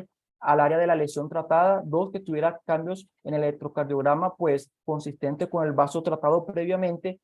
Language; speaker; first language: Spanish; native; Spanish